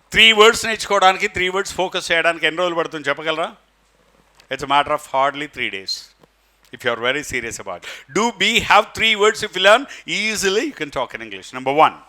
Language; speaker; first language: Telugu; native; Telugu